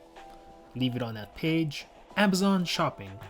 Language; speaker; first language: English; native; English